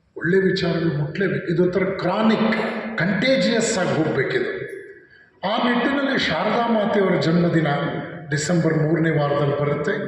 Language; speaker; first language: Kannada; non-native, local second language; Telugu